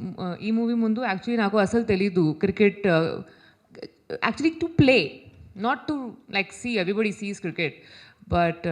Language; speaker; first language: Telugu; non-native, learner; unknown